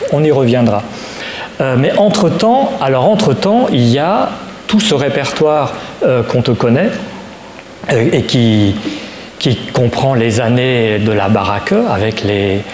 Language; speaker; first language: French; native; French